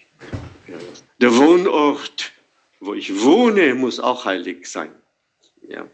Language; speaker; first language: German; non-native, fluent; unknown